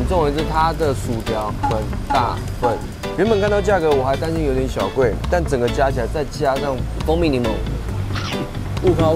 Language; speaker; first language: Chinese; native; Chinese